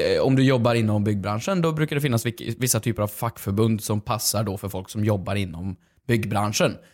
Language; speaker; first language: Swedish; native; Swedish